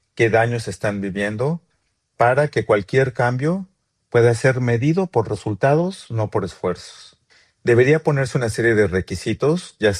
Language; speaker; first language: Spanish; native; Spanish